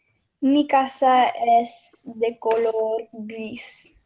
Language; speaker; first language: Spanish; non-native, learner; English